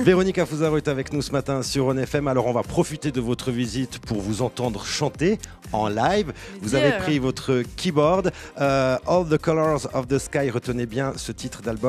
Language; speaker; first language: French; native; French